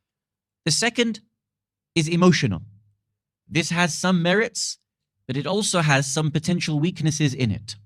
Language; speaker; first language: English; native; English